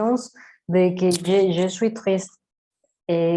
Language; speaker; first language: French; non-native, learner; Spanish